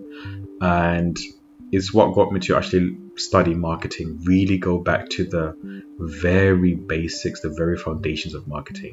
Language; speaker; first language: English; non-native, local second language; Shona